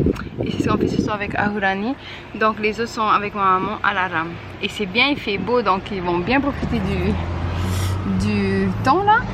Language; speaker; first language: French; native; French